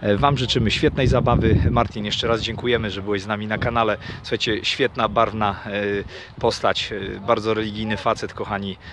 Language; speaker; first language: Polish; native; Polish